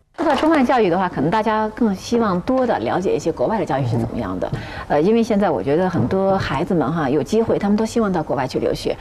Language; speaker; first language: Chinese; native; Chinese